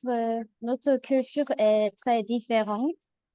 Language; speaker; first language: French; non-native, learner; Korean